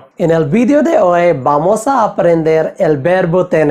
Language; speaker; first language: Spanish; non-native, learner; Hindi